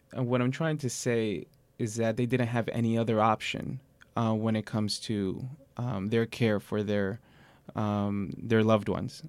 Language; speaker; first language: English; native; English